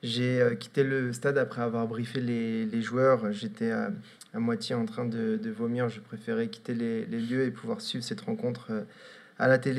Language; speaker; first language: French; native; French